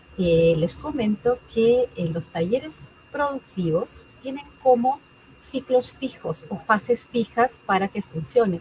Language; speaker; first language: Spanish; native; Spanish